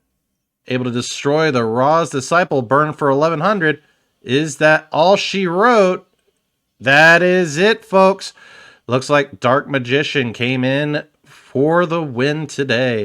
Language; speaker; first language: English; native; English